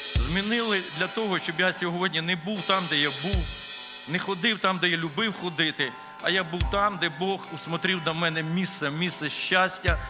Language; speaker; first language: Ukrainian; non-native, local second language; Russian